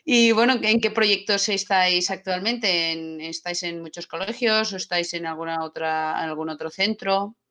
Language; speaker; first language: Spanish; non-native, local second language; Catalan